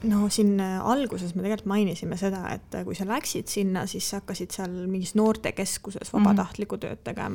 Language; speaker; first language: Estonian; native; Estonian